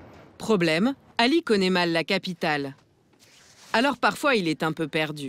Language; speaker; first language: French; native; French